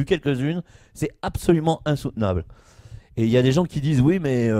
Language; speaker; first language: French; native; French